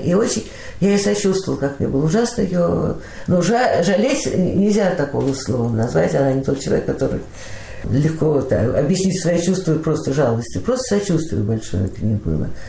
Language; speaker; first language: Russian; native; Russian